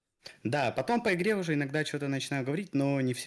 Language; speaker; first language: Russian; native; Russian